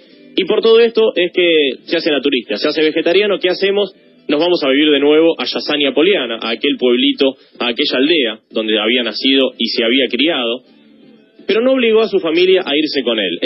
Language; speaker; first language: Spanish; native; Spanish